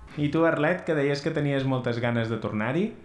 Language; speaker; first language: Catalan; native; Catalan